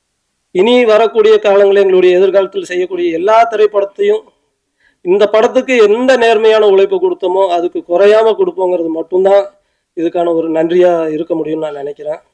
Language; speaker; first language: Tamil; native; Tamil